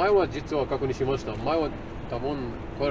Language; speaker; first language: Japanese; non-native, learner; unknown